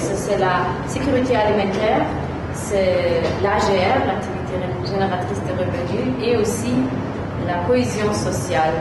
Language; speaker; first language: French; non-native, fluent; German